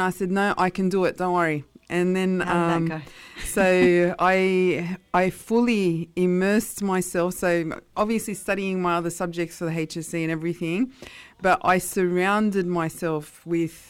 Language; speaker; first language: English; non-native, local second language; Italian